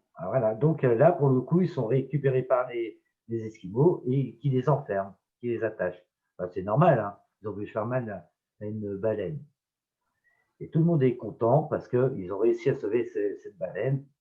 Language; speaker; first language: French; native; French